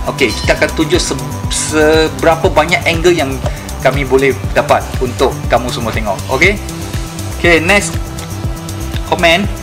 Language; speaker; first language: Malay; non-native, local second language; Min Nan Chinese